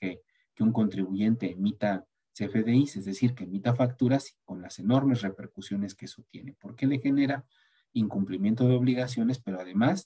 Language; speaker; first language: Spanish; native; Spanish